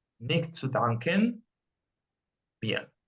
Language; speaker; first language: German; non-native, fluent; Spanish